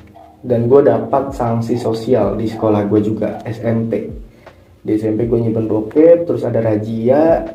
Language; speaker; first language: Indonesian; native; Indonesian